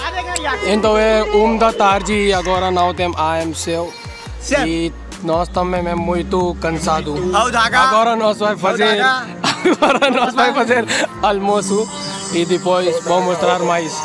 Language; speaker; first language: Portuguese; non-native, learner; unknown